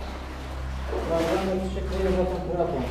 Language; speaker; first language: Polish; native; Polish